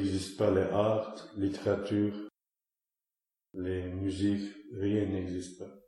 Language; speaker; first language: French; non-native, learner; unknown